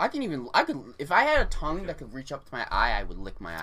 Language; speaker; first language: English; native; English